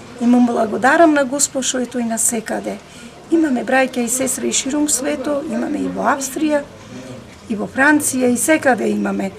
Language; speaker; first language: Macedonian; non-native, local second language; Romany